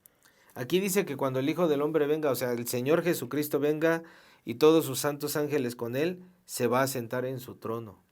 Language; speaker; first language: Spanish; native; Spanish